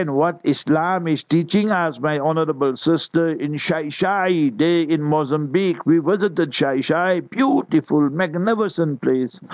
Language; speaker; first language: English; native; English